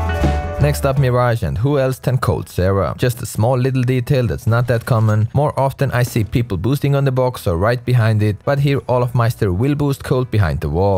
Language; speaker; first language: English; non-native, fluent; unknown